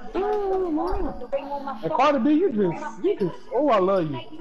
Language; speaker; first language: English; native; English